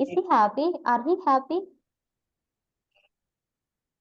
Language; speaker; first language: English; non-native, fluent; Indonesian